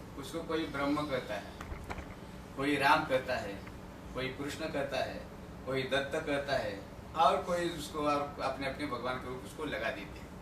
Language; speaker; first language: Hindi; non-native, local second language; Marathi